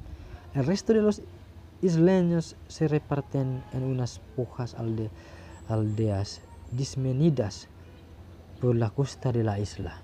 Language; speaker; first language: Spanish; non-native, learner; Indonesian